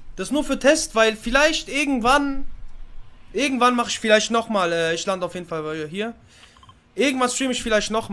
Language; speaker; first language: German; native; German